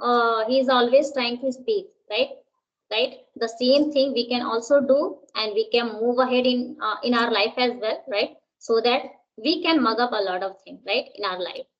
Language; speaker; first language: English; non-native, local second language; Hindi